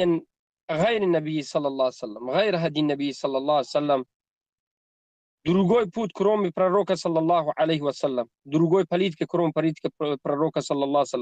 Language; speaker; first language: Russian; non-native, learner; Tajik